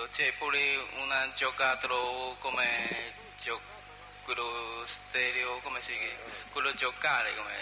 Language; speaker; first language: Italian; non-native, learner; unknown